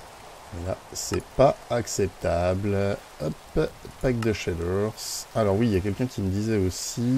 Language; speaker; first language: French; native; French